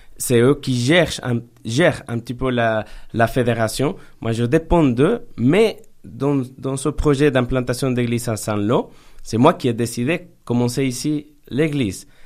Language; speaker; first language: French; non-native, fluent; Spanish